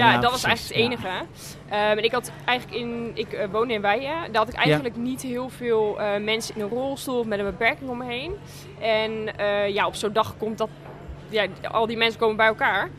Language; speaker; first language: Dutch; native; Dutch